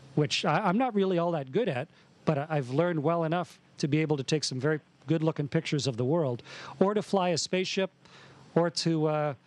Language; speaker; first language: English; native; English